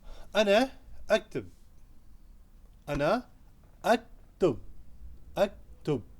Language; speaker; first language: Arabic; non-native, fluent; Urdu